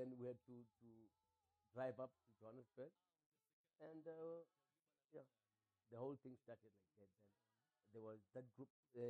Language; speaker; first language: English; non-native, local second language; Xhosa